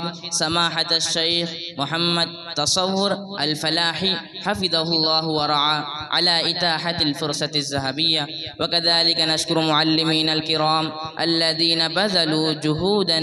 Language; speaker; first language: Arabic; non-native, learner; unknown